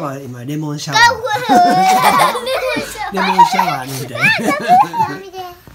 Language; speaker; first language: Japanese; native; Japanese